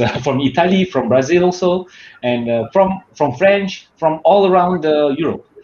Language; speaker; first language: English; non-native, learner; Malay